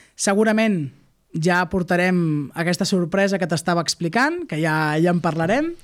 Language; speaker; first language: Catalan; native; Catalan